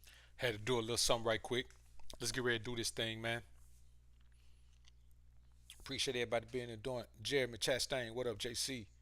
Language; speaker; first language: English; native; English